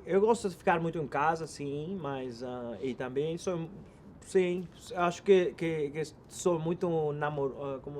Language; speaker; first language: Portuguese; non-native, learner; Spanish